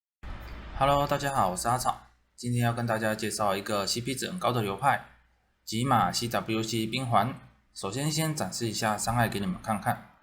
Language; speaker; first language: Chinese; native; Chinese